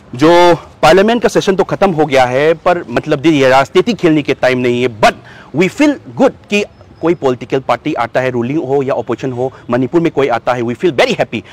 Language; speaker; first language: Hindi; non-native, local second language; Manipuri